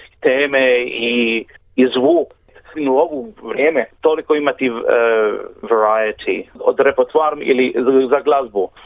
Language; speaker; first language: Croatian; early bilingual, heritage; Croatian